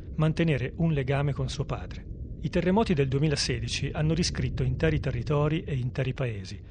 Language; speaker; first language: Italian; native; Italian